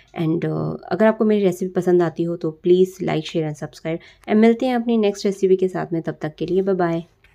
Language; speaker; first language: Hindi; native; Hindi